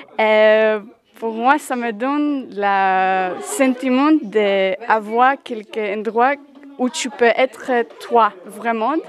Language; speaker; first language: French; non-native, learner; Polish